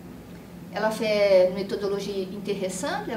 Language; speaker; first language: French; non-native, learner; Portuguese